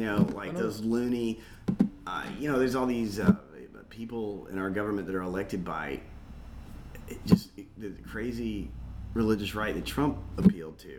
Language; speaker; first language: English; native; English